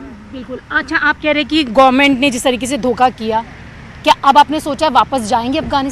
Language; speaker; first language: Hindi; native; Hindi